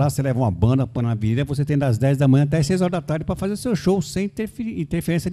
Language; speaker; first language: Portuguese; native; Portuguese